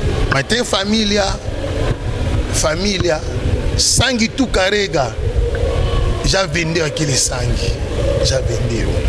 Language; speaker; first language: Portuguese; non-native, learner; Lingala